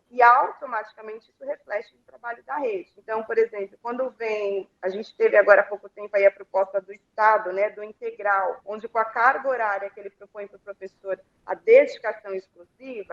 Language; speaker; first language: Portuguese; native; Portuguese